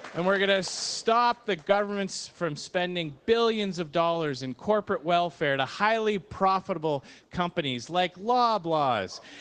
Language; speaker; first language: English; native; English